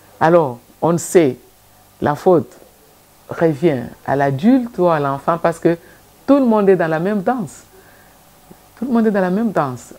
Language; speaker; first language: French; non-native, local second language; Lingala